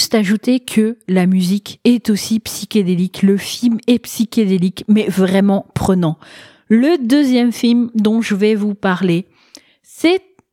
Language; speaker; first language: French; native; French